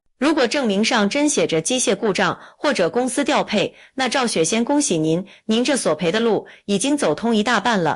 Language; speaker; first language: Chinese; native; Chinese